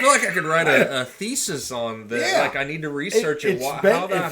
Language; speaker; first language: English; native; English